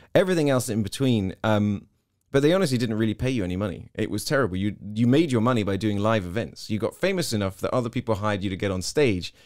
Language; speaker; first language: English; native; English